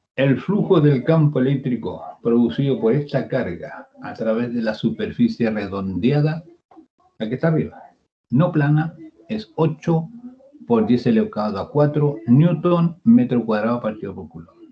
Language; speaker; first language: Spanish; native; Spanish